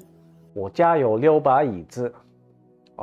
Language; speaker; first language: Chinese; non-native, learner; English